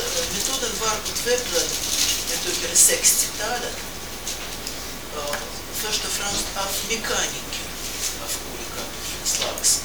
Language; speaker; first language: Swedish; non-native, fluent; Russian